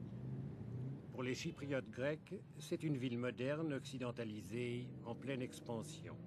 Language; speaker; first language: French; native; French